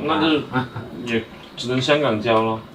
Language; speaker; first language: Chinese; native; Chinese